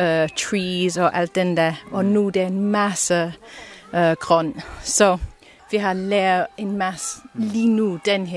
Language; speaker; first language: Danish; non-native, learner; English